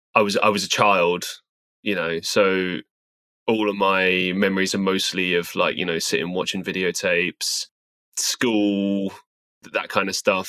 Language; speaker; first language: English; native; English